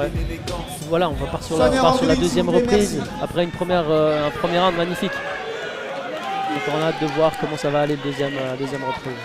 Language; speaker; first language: French; native; French